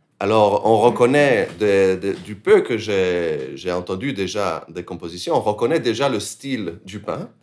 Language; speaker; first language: French; native; French